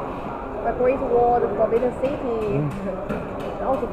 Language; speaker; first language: English; non-native, learner; Chinese